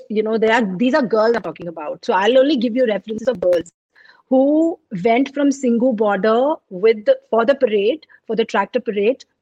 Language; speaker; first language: English; non-native, local second language; Punjabi